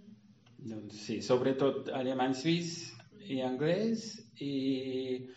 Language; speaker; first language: Catalan; non-native, fluent; German